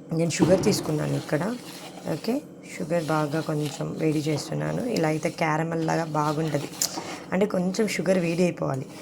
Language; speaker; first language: Telugu; non-native, local second language; Urdu